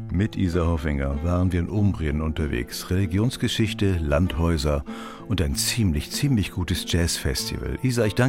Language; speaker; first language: German; native; German